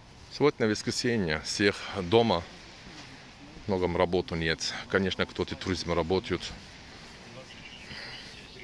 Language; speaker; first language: Russian; non-native, learner; Turkish